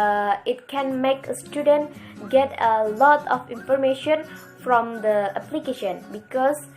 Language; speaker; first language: English; non-native, learner; Indonesian